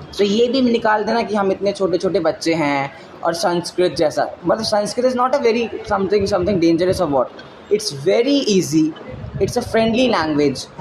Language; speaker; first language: Hindi; native; Hindi